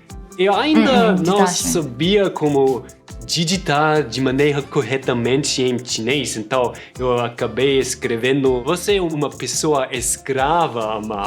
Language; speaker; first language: Portuguese; non-native, fluent; German